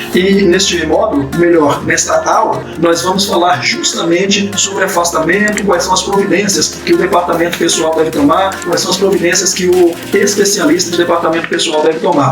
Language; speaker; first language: Portuguese; native; Portuguese